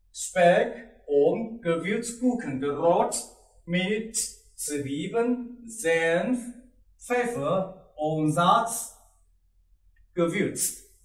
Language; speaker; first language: German; non-native, learner; Chinese